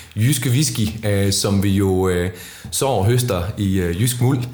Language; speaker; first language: Danish; early bilingual, other home language; Icelandic